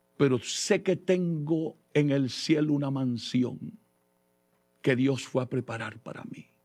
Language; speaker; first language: Spanish; early bilingual, heritage; Spanish